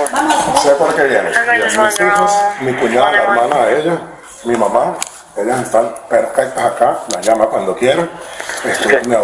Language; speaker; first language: Spanish; native; Spanish